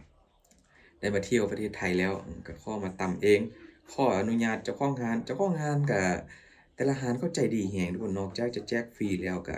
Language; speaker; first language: Thai; non-native, local second language; Northeastern Thai